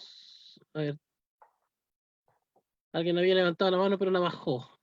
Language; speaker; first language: Spanish; native; Spanish